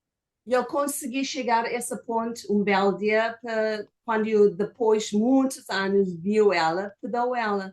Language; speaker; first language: Portuguese; non-native, fluent; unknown